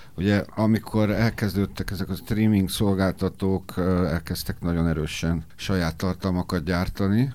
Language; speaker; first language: Hungarian; native; Hungarian